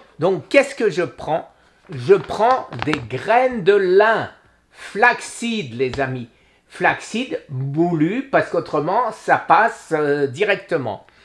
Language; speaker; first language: French; native; French